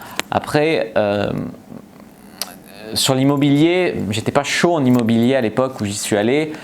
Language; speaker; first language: French; native; French